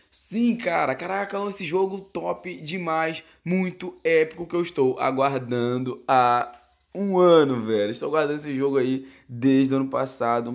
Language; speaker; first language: Portuguese; native; Portuguese